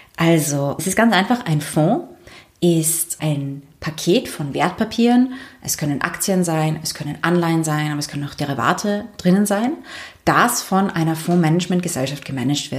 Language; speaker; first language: German; native; German